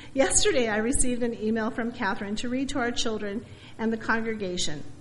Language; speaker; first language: English; native; English